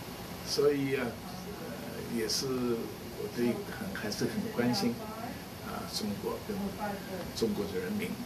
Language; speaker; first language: Chinese; non-native, local second language; Cantonese